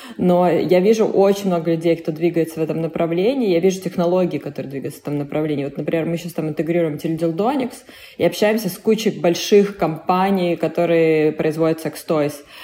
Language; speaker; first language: Russian; native; Russian